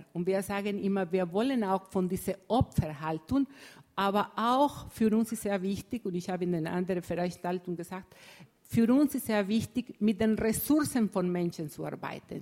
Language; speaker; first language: German; non-native, fluent; Spanish